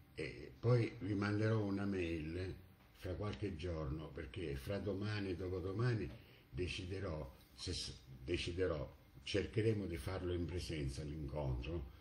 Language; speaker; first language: Italian; native; Italian